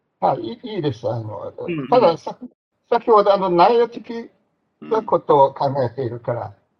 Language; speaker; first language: Japanese; non-native, fluent; Chinese